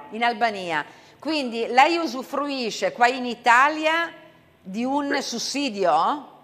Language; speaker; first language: Italian; native; Italian